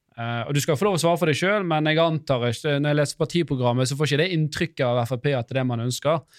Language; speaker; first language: Norwegian; native; Norwegian